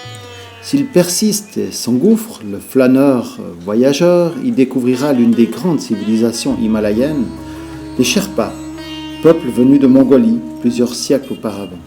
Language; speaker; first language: French; native; French